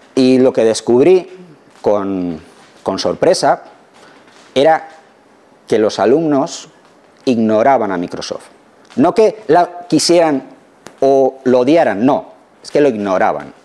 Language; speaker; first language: Spanish; native; Spanish